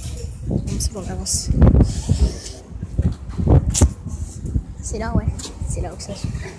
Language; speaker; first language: French; native; French